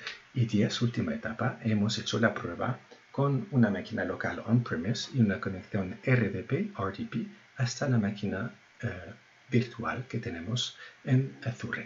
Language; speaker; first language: Spanish; non-native, fluent; French